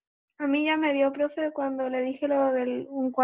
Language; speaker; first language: Spanish; native; Spanish